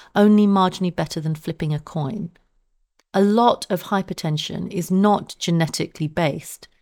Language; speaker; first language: English; native; English